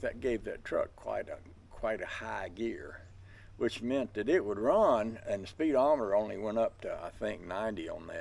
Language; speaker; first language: English; native; English